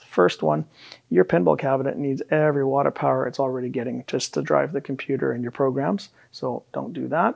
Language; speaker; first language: English; native; English